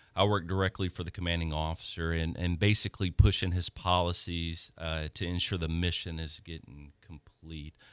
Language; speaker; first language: English; native; English